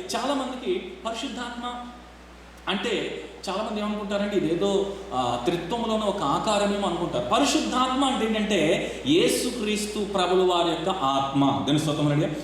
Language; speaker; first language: Telugu; non-native, local second language; Rajasthani